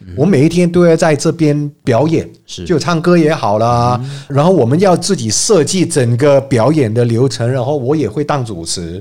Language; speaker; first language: Chinese; non-native, fluent; Cantonese